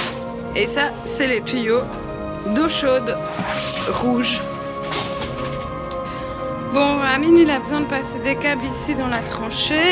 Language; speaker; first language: French; native; French